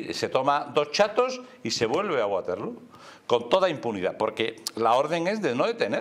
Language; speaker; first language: Spanish; native; Spanish